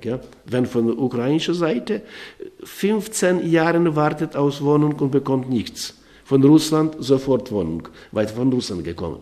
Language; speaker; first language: German; non-native, learner; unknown